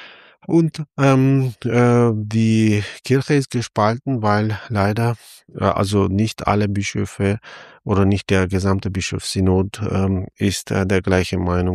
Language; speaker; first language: German; non-native, fluent; Armenian